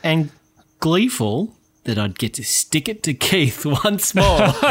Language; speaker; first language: English; native; English